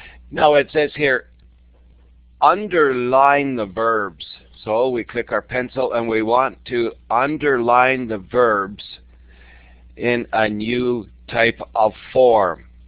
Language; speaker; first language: English; native; English